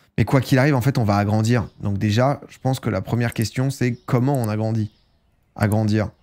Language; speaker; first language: French; native; French